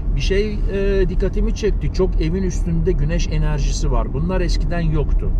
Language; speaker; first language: Turkish; early bilingual, heritage; Turkish